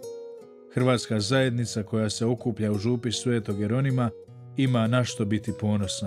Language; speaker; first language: Croatian; native; Croatian